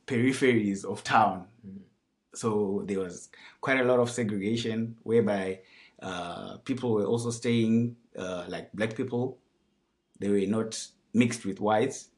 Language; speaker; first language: English; non-native, local second language; Shona